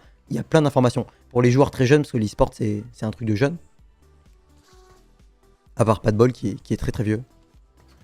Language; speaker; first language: French; native; French